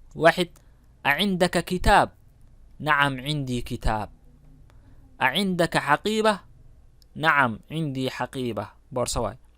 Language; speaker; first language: Arabic; non-native, local second language; Somali